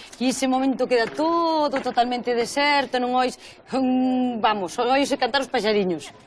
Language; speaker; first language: Galician; native; Galician